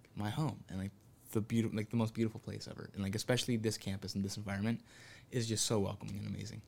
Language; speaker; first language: English; native; English